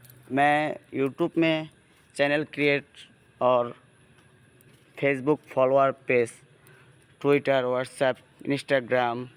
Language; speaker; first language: Hindi; non-native, learner; Bangla